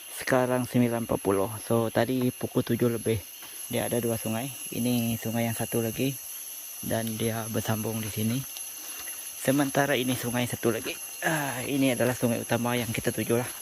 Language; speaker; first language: Malay; non-native, local second language; Iban